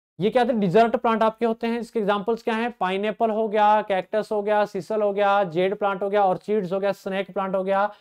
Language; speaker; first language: Hindi; native; Hindi